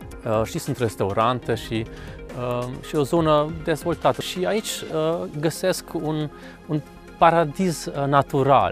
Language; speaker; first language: Romanian; non-native, local second language; Hungarian